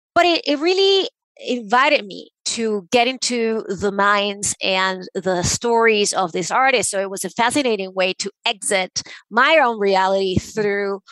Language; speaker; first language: English; non-native, fluent; Spanish